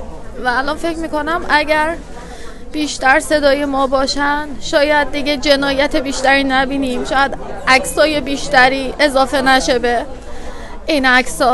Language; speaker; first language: Persian; native; Persian